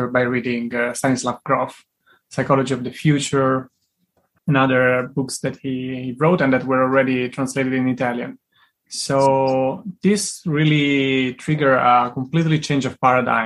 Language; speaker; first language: English; non-native, fluent; Italian